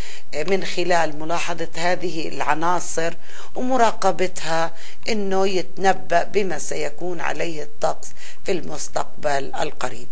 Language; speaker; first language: Arabic; native; Arabic